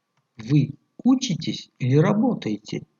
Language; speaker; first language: Russian; non-native, fluent; Tajik